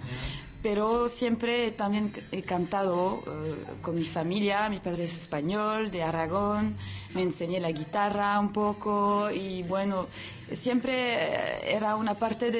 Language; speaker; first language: Spanish; early bilingual, heritage; French